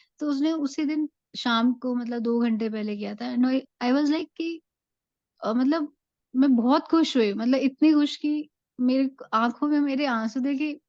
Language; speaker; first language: Hindi; native; Hindi